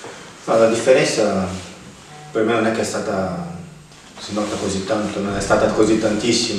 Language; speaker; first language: Italian; non-native, fluent; Portuguese